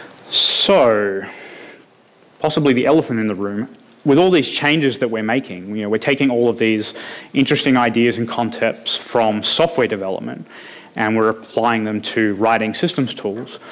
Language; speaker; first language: English; native; English